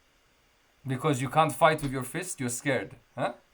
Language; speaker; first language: English; non-native, fluent; Kurdish